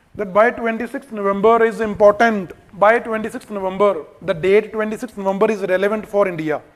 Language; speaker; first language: English; non-native, local second language; Punjabi